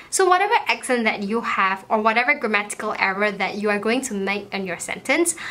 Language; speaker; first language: English; native; English